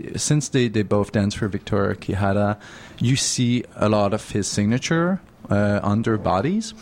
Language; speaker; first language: English; native; English